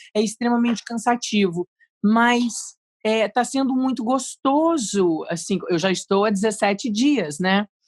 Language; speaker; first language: Portuguese; native; Portuguese